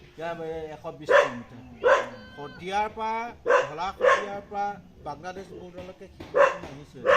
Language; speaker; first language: Assamese; non-native, local second language; Mising